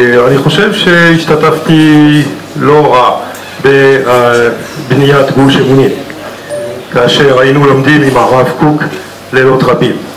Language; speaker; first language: Hebrew; non-native, fluent; French